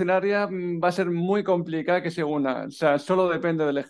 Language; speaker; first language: Spanish; native; Spanish